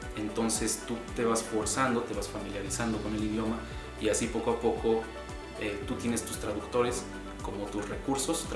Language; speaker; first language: Spanish; native; Spanish